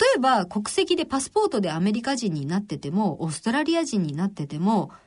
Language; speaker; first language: Japanese; native; Japanese